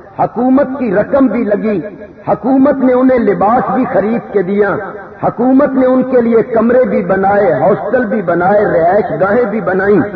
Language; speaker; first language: Urdu; non-native, local second language; Punjabi